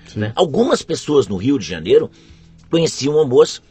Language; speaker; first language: Portuguese; native; Portuguese